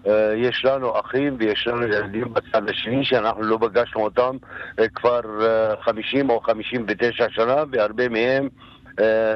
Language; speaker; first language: Hebrew; non-native, local second language; Arabic